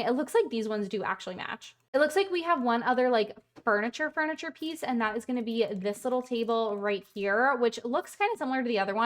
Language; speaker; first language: English; native; English